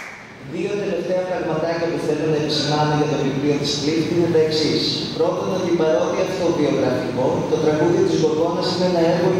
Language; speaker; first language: Greek; native; Greek